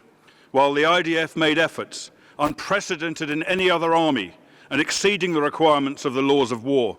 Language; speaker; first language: English; native; English